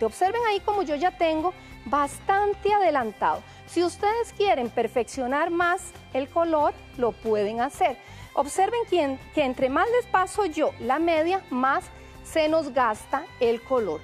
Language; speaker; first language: Spanish; native; Spanish